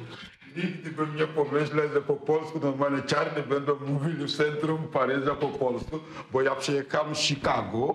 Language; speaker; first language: Polish; non-native, fluent; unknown